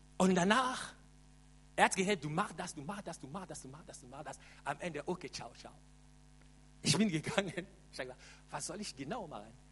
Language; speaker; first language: German; non-native, fluent; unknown